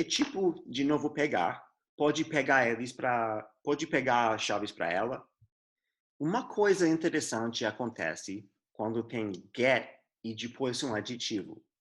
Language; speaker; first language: Portuguese; non-native, fluent; English